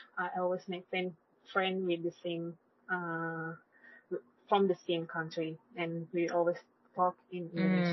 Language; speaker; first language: English; non-native, learner; Indonesian